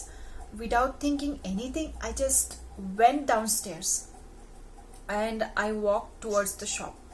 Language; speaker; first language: English; non-native, local second language; Hindi